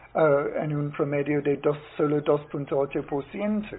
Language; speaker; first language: Spanish; non-native, fluent; English